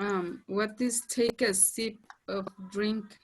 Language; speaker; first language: English; non-native, learner; Spanish